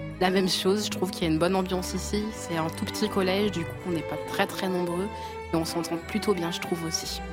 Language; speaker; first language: French; native; French